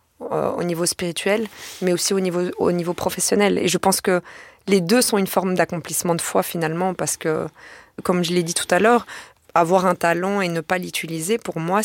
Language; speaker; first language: French; native; French